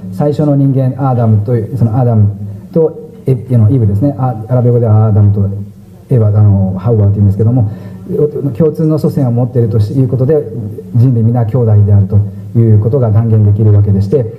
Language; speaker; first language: Japanese; native; Japanese